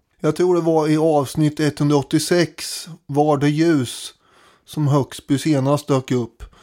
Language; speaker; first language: Swedish; native; Swedish